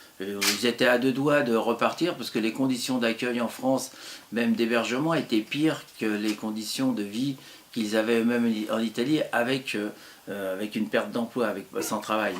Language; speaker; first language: French; early bilingual, other home language; Italian